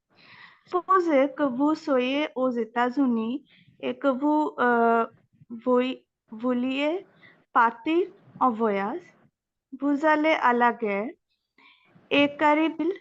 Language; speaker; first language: French; non-native, learner; Bangla